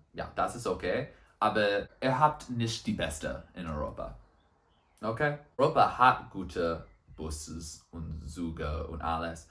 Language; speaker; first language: German; non-native, learner; English